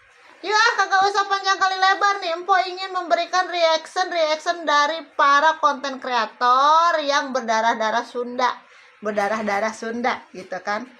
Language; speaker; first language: Indonesian; native; Indonesian